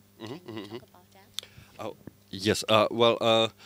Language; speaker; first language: English; non-native, fluent; Czech